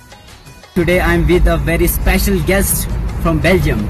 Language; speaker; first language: English; non-native, local second language; Ladakhi